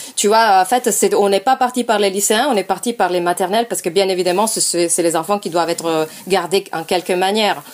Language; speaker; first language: French; non-native, fluent; Italian